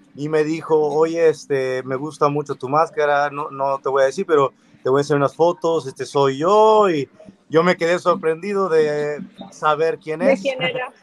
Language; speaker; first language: Spanish; early bilingual, other home language; English